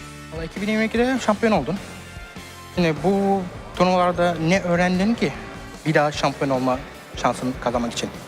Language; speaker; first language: Turkish; native; Turkish